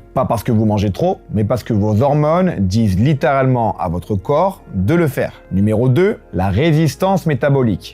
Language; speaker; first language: French; native; French